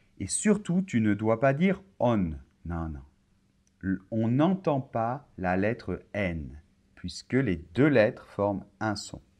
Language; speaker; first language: French; native; French